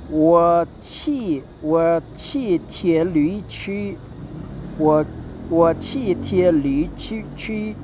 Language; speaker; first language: Chinese; non-native, learner; Korean